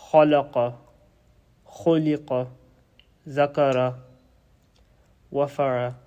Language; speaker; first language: Arabic; non-native, learner; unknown